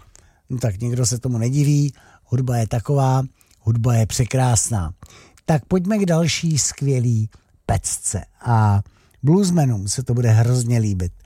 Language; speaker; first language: Czech; native; Czech